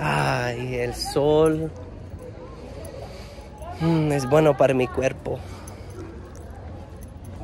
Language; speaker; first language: Spanish; non-native, learner; English